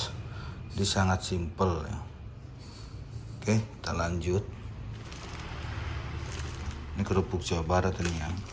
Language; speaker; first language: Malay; non-native, local second language; Javanese